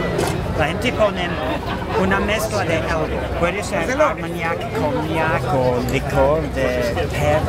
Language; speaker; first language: Spanish; non-native, fluent; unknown